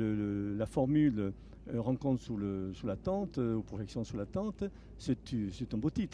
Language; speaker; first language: French; native; French